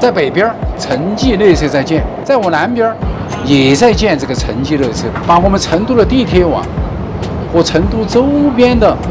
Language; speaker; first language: Chinese; native; Chinese